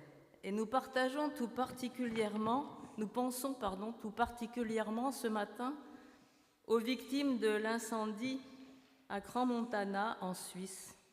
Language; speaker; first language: French; native; French